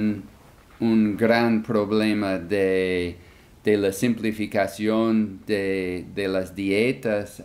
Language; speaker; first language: Spanish; non-native, fluent; English